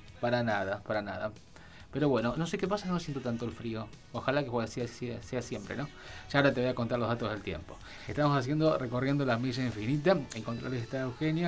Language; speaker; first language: Spanish; native; Spanish